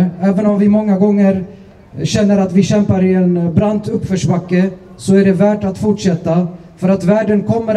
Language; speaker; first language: Swedish; early bilingual, other home language; Assyrian Neo-Aramaic